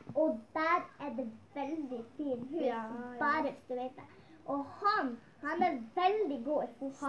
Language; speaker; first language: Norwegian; early bilingual, other home language; Cebuano